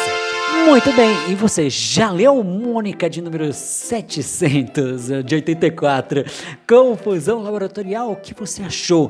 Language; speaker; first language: Portuguese; native; Portuguese